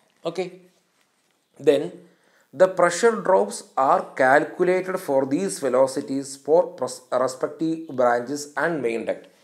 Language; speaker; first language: English; non-native, local second language; Malayalam